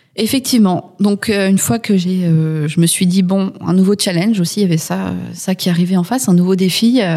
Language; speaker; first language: French; native; French